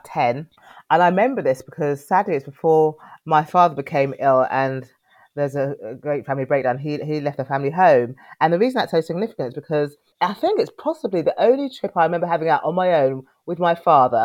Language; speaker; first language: English; native; English